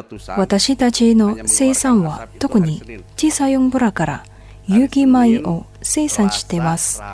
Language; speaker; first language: Japanese; non-native, fluent; Indonesian